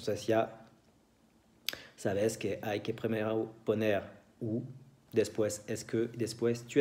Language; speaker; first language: Spanish; non-native, fluent; French